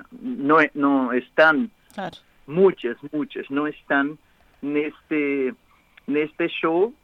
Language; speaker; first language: Spanish; non-native, learner; Portuguese